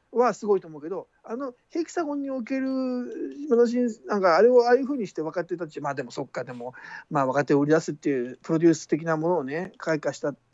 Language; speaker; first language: Japanese; native; Japanese